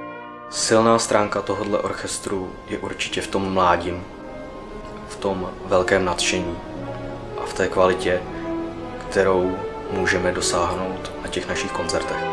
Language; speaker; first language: Czech; native; Czech